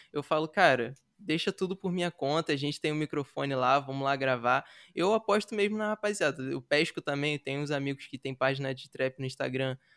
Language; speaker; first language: Portuguese; native; Portuguese